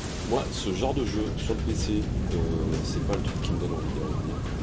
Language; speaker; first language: French; native; French